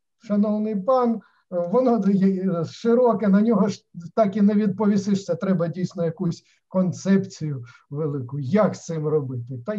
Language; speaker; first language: Ukrainian; native; Ukrainian